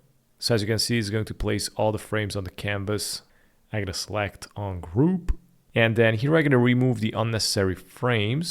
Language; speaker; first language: English; non-native, fluent; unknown